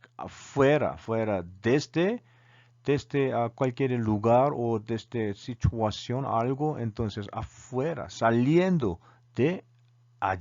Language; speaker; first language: Spanish; non-native, learner; Korean